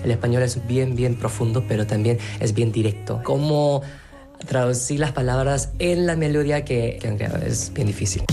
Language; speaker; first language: Spanish; non-native, fluent; Korean